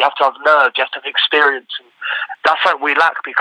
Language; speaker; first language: English; native; English